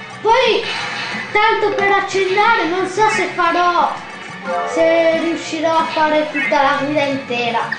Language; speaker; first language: Italian; native; Italian